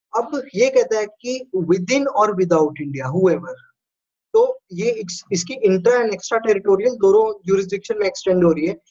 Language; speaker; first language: Hindi; native; Hindi